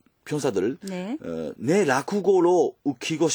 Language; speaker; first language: Korean; early bilingual, heritage; Japanese